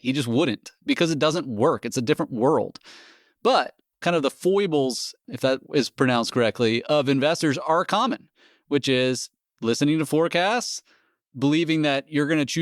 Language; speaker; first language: English; native; English